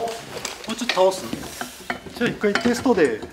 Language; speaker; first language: Japanese; native; Japanese